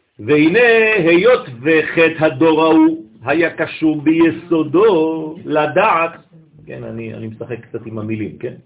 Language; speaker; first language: Hebrew; non-native, fluent; French